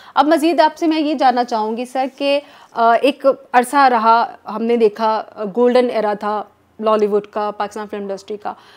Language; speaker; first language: Urdu; native; Urdu